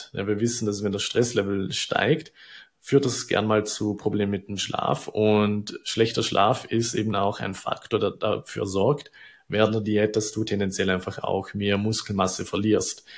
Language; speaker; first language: German; native; German